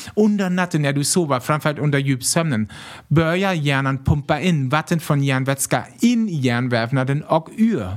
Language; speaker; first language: Swedish; non-native, fluent; German